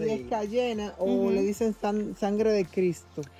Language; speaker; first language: Spanish; native; Spanish